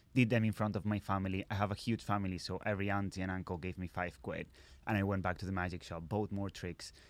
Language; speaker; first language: English; non-native, fluent; Catalan